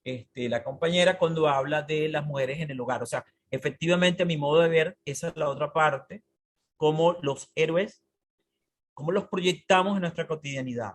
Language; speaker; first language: Spanish; native; Spanish